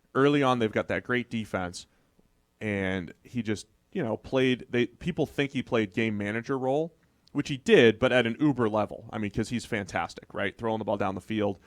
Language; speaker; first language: English; native; English